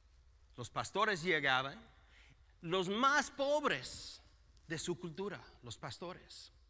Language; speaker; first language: Spanish; non-native, fluent; English